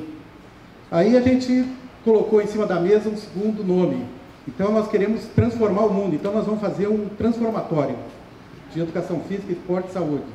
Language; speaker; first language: Portuguese; native; Portuguese